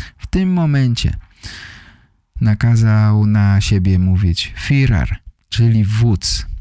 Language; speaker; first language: Polish; native; Polish